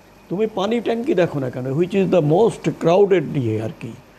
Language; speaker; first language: Bangla; native; Bangla